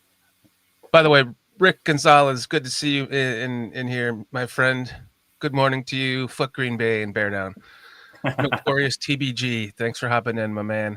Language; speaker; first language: English; native; English